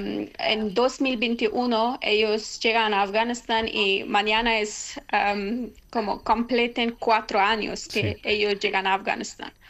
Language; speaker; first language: Spanish; non-native, learner; Persian